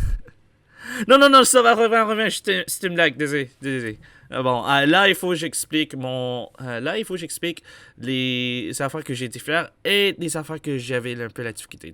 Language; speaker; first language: French; native; French